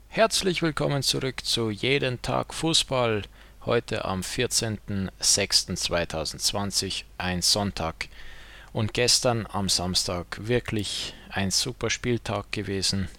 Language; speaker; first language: German; native; German